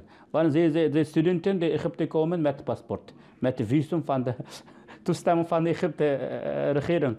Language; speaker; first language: Dutch; non-native, learner; Uyghur